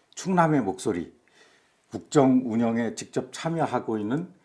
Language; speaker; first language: Korean; native; Korean